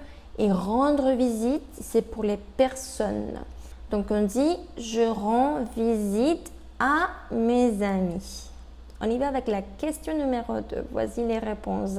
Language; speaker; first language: French; non-native, fluent; Spanish